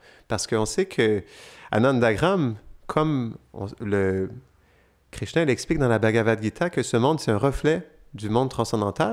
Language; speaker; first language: French; native; French